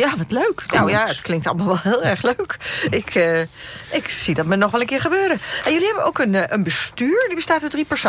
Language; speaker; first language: Dutch; native; Dutch